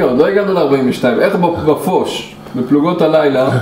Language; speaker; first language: Hebrew; native; Hebrew